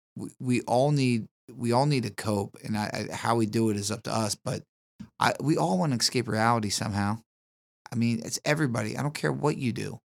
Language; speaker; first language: English; native; English